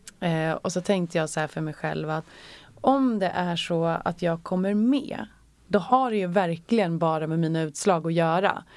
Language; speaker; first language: Swedish; native; Swedish